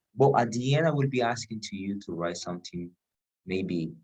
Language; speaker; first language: English; non-native, fluent; Spanish